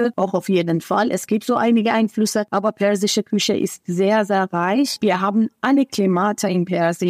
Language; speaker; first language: German; non-native, fluent; Persian